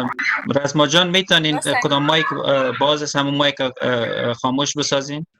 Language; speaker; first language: Persian; native; Persian